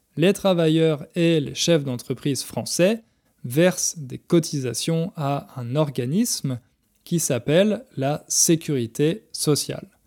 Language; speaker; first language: French; native; French